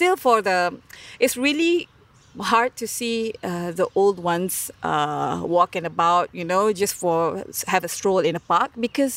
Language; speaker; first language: English; non-native, local second language; Malay